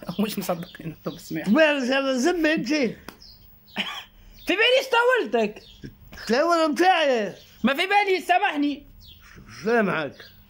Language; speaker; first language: Arabic; native; Arabic